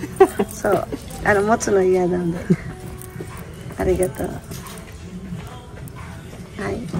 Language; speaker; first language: Japanese; non-native, learner; Filipino